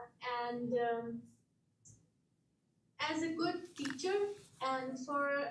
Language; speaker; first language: English; non-native, learner; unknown